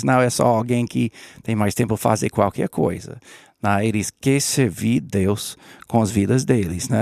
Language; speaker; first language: Portuguese; non-native, learner; English